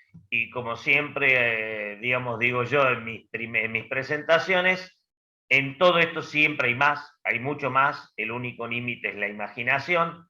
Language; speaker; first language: Spanish; native; Spanish